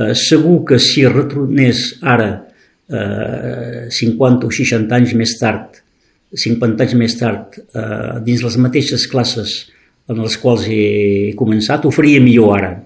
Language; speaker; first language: Catalan; native; Catalan